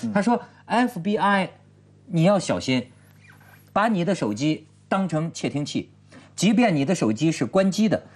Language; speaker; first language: Chinese; native; Chinese